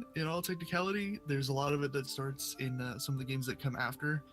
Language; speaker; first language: English; native; English